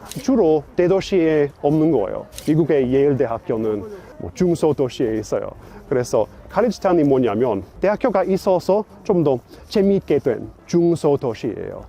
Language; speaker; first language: Korean; non-native, fluent; English